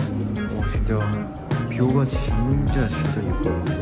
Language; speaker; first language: Korean; non-native, learner; Thai